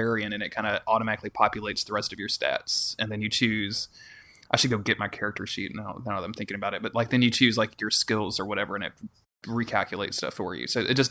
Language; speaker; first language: English; native; English